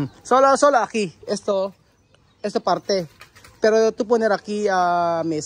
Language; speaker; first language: Spanish; non-native, learner; Filipino